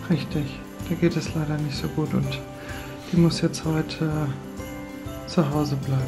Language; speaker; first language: German; native; German